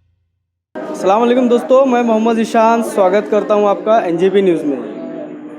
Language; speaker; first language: Hindi; native; Hindi